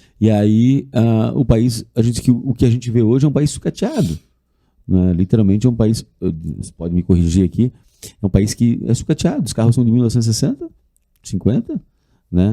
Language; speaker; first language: Portuguese; native; Portuguese